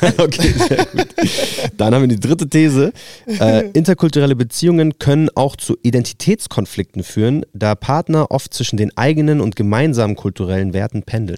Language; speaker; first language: German; native; German